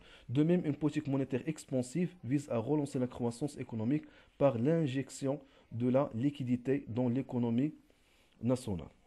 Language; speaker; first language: French; non-native, local second language; Arabic